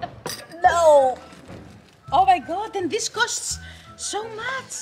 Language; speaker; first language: English; non-native, fluent; Dutch